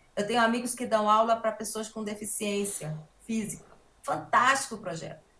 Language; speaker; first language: Portuguese; native; Portuguese